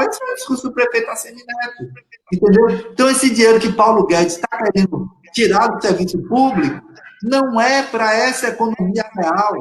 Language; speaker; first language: Portuguese; native; Portuguese